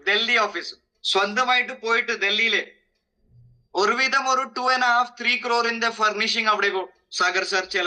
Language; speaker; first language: Malayalam; non-native, fluent; Hindi